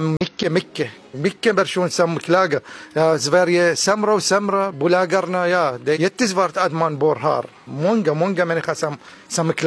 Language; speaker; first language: Swedish; non-native, learner; Arabic